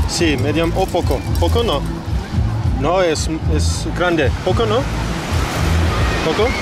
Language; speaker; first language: Spanish; non-native, learner; English